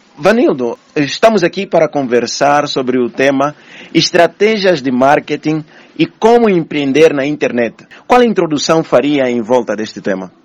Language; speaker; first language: Portuguese; native; Portuguese